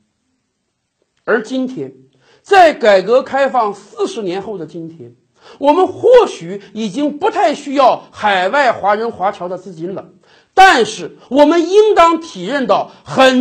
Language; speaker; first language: Chinese; native; Chinese